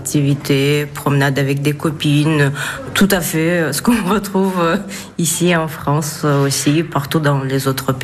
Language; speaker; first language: French; non-native, fluent; Russian